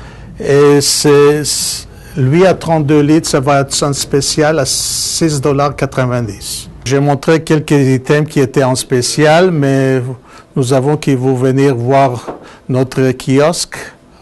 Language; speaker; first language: French; non-native, fluent; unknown